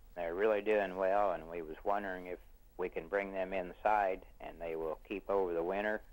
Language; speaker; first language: English; native; English